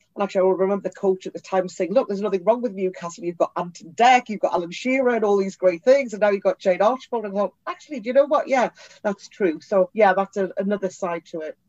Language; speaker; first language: English; native; English